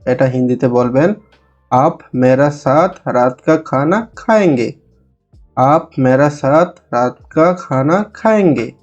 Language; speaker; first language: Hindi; non-native, fluent; Bangla